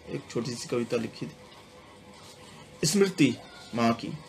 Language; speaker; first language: Hindi; non-native, local second language; Sindhi